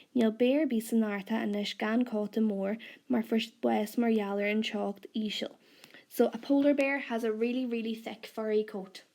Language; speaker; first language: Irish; non-native, local second language; English